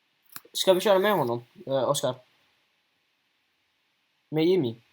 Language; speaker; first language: Swedish; early bilingual, other home language; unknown